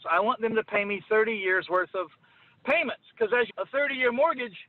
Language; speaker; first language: English; native; English